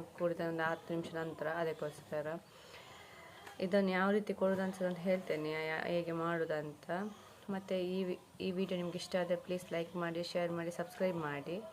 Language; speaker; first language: Kannada; non-native, local second language; Tulu